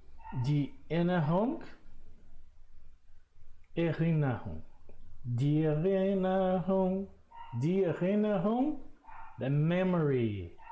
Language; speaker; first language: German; non-native, fluent; Portuguese